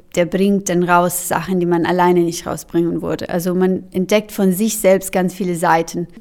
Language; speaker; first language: German; non-native, fluent; Italian